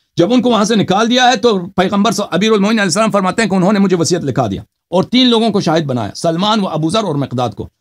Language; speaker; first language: Urdu; non-native, fluent; Persian